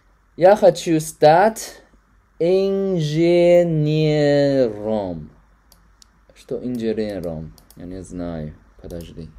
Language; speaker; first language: Russian; non-native, learner; Chinese